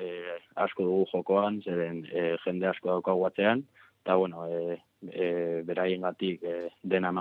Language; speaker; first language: Basque; non-native, local second language; Spanish